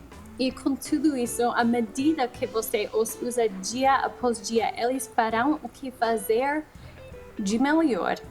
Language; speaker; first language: Portuguese; non-native, fluent; English